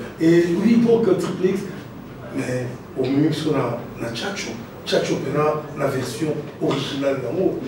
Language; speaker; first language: French; non-native, local second language; Lingala